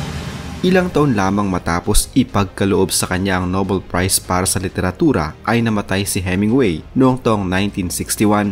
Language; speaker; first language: Filipino; native; Filipino